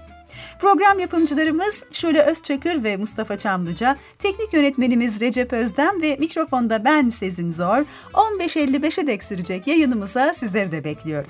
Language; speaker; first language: Turkish; native; Turkish